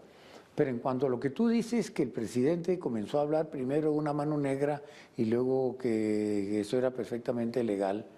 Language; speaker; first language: Spanish; native; Spanish